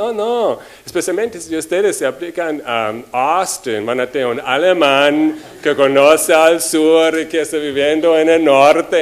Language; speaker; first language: Spanish; non-native, fluent; German